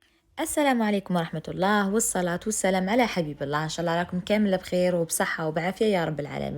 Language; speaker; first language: Arabic; native; Arabic